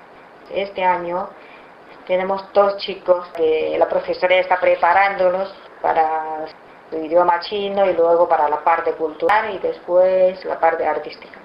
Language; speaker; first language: Spanish; non-native, fluent; Chinese